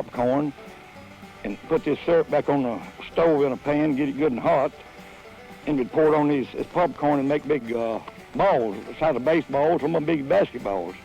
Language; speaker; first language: English; native; English